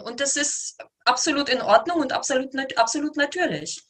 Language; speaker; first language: German; native; German